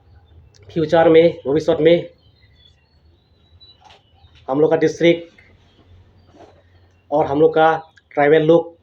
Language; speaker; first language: Hindi; non-native, local second language; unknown